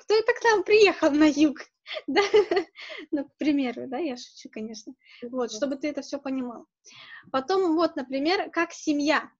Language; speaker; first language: Russian; native; Russian